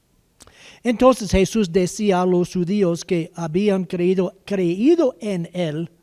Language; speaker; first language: Spanish; non-native, learner; English